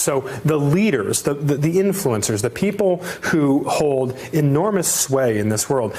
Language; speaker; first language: English; native; English